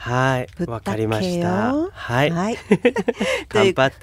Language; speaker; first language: Japanese; non-native, learner; Korean